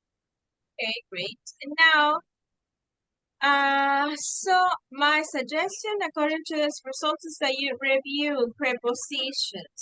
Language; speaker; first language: English; non-native, fluent; Spanish